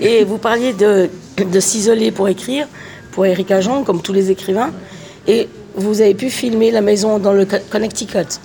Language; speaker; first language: French; native; French